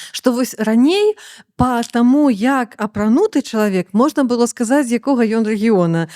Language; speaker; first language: Belarusian; native; Belarusian